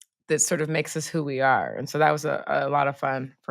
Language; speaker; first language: English; native; English